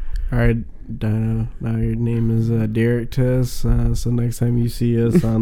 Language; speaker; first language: English; early bilingual, other home language; Spanish